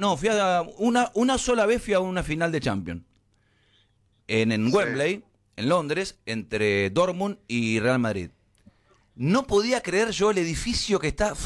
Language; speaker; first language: Spanish; native; Spanish